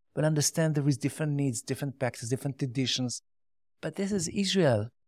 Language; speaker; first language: English; non-native, learner; Yiddish